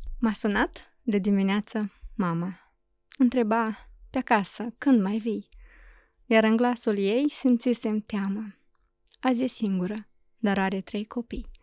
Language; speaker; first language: Romanian; native; Romanian